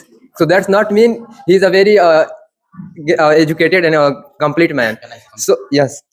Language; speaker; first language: English; non-native, learner; Hindi